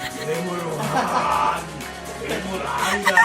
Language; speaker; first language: Korean; native; Korean